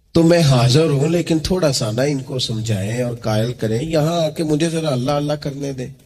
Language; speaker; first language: Urdu; non-native, local second language; Punjabi